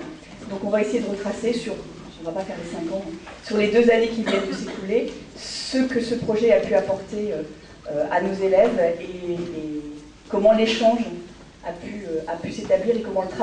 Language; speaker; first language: French; native; French